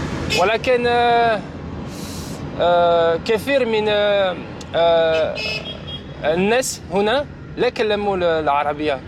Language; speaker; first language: Arabic; non-native, learner; French